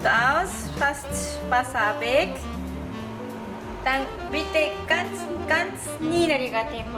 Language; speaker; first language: German; non-native, learner; Japanese